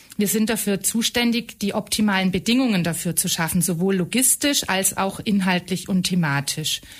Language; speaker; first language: German; native; German